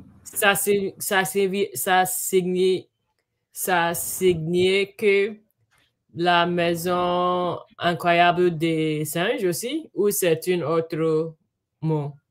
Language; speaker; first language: French; non-native, learner; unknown